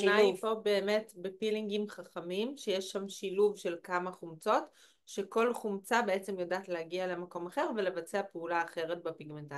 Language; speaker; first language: Hebrew; native; Hebrew